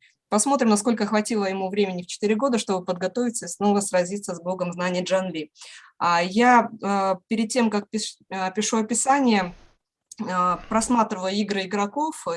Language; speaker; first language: Russian; native; Russian